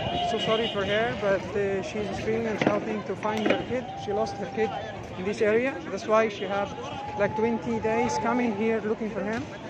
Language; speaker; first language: English; non-native, fluent; Arabic